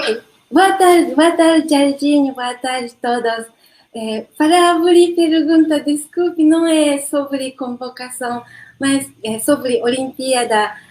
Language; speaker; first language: Portuguese; non-native, learner; Japanese